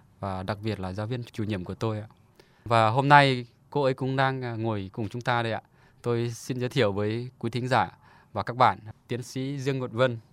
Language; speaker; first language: Vietnamese; non-native, fluent; Lao